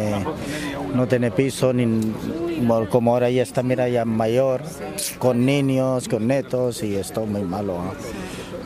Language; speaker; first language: Spanish; non-native, learner; Portuguese